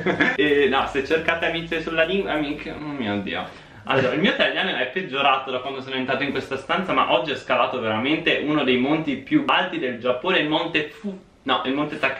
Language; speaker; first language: Italian; native; Italian